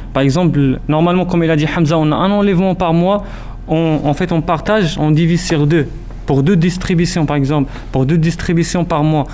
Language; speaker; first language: French; non-native, local second language; Arabic